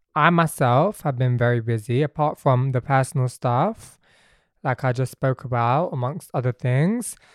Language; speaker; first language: English; native; English